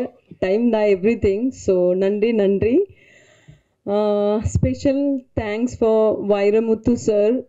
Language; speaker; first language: Tamil; non-native, learner; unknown